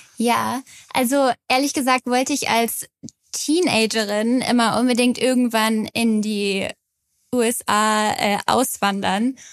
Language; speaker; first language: German; native; German